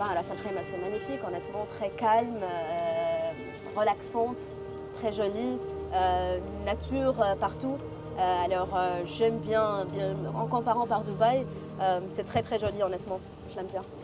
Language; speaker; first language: French; non-native, learner; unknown